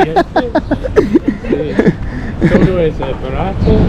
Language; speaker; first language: Spanish; non-native, learner; English